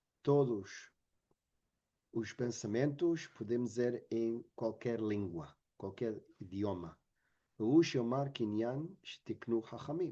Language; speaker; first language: Portuguese; non-native, fluent; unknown